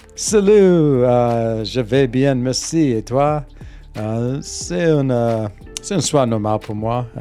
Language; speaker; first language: French; non-native, learner; English